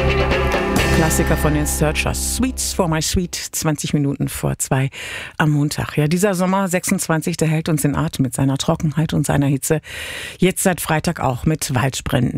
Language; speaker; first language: German; native; German